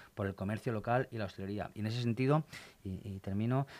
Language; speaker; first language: Spanish; native; Spanish